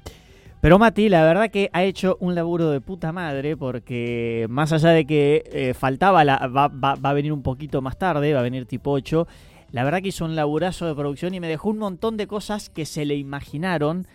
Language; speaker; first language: Spanish; native; Spanish